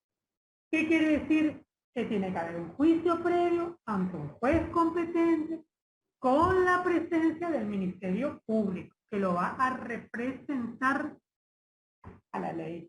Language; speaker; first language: Spanish; native; Spanish